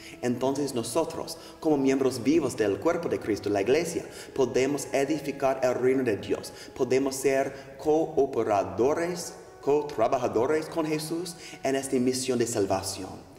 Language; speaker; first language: Spanish; non-native, learner; English